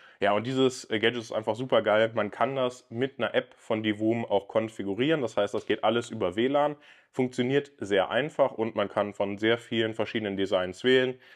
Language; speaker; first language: German; native; German